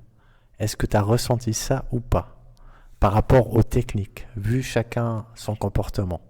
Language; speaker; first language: French; native; French